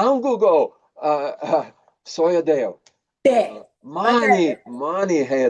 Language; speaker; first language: Korean; non-native, learner; English